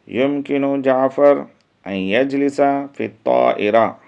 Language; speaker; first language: Arabic; non-native, fluent; Urdu